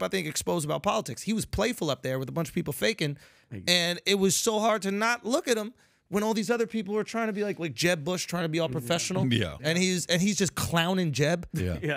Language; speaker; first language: English; native; English